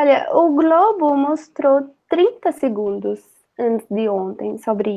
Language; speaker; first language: Portuguese; non-native, fluent; Arabic